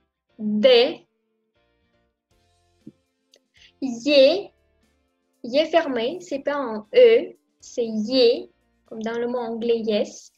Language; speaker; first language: French; non-native, fluent; Russian